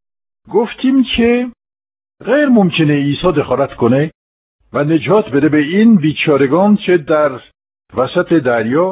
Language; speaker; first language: Persian; non-native, fluent; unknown